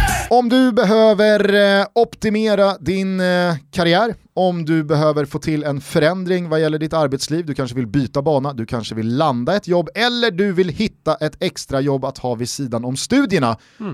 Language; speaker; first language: Swedish; native; Swedish